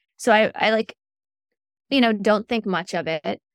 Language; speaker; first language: English; native; English